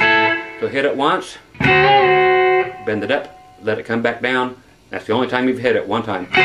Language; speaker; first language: English; native; English